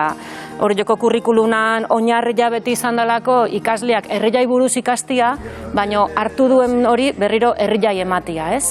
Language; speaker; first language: Basque; native; Basque